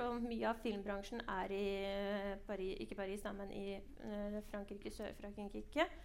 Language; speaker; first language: Norwegian; early bilingual, other home language; Persian